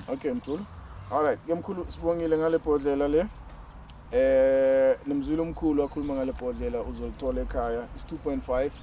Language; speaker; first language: Zulu; non-native, local second language; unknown